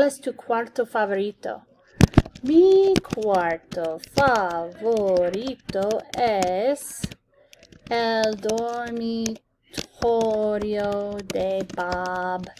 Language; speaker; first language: Spanish; non-native, fluent; English